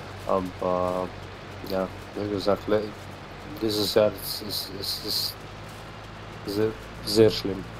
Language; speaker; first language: German; non-native, fluent; Slovenian